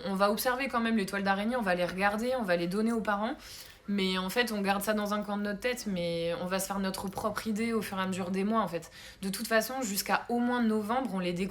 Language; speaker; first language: French; native; French